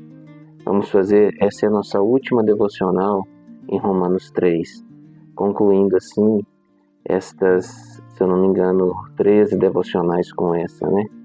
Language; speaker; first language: Portuguese; native; Portuguese